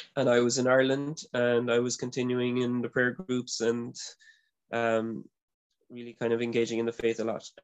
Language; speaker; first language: English; native; English